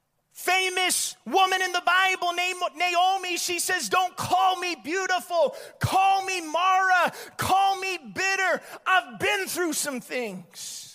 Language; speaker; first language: English; native; English